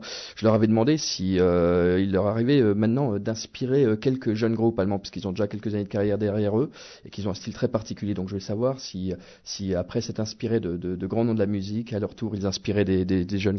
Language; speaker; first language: French; native; French